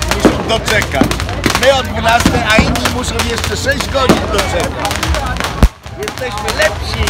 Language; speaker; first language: Polish; native; Polish